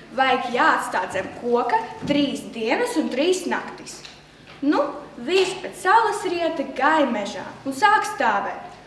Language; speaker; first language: Latvian; non-native, local second language; Russian